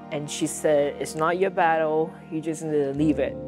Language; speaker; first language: English; non-native, fluent; Chinese